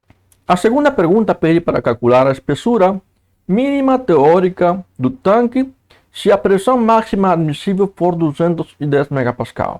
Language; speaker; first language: Portuguese; native; Portuguese